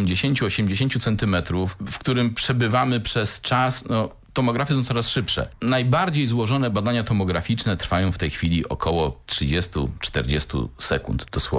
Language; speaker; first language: Polish; native; Polish